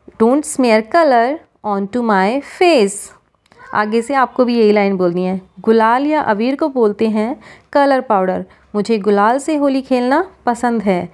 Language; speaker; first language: Hindi; native; Hindi